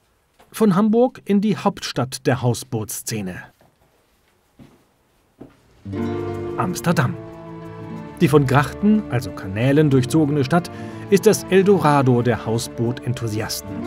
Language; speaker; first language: German; native; German